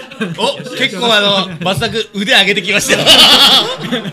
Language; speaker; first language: Japanese; native; Japanese